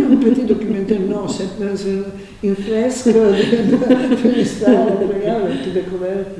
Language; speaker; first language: French; non-native, fluent; Italian